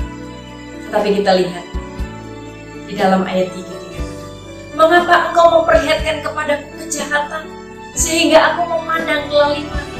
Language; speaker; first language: Indonesian; native; Indonesian